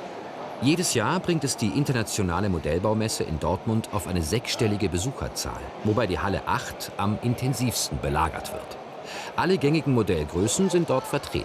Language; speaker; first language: German; native; German